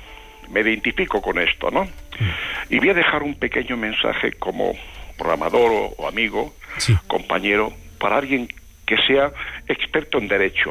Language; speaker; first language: Spanish; native; Spanish